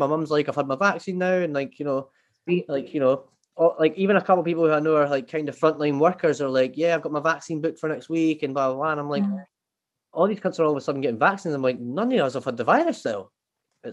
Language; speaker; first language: English; native; English